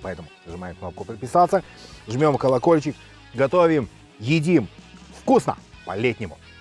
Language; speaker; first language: Russian; native; Russian